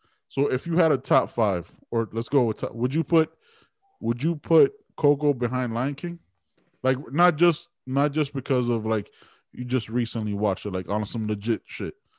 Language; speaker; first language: English; early bilingual, other home language; Spanish